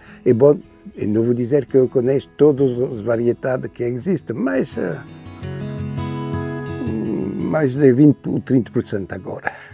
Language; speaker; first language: Portuguese; non-native, fluent; French